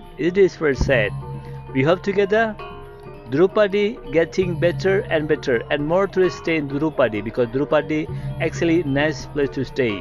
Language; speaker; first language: English; non-native, learner; Indonesian